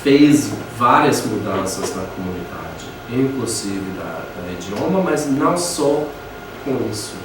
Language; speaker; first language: Portuguese; non-native, fluent; English